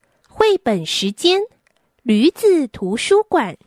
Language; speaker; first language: Chinese; native; Chinese